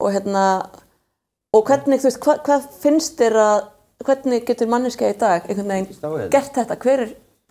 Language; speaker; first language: Icelandic; native; Icelandic